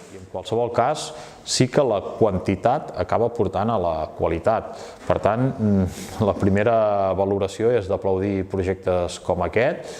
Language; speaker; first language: Catalan; native; Catalan